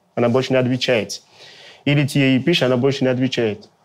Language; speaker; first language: Russian; non-native, fluent; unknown